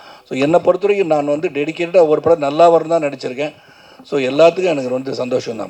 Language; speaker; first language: Tamil; native; Tamil